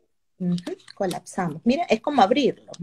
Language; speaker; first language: Spanish; native; Spanish